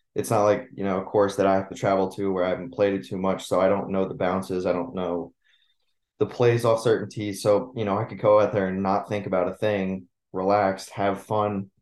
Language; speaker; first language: English; native; English